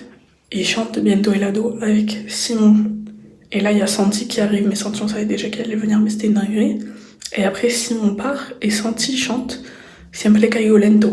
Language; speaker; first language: French; native; French